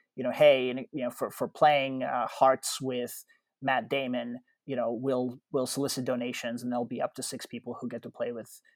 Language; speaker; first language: English; early bilingual, other home language; Russian